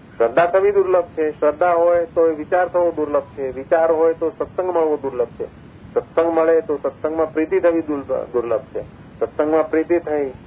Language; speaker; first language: Gujarati; non-native, local second language; Sindhi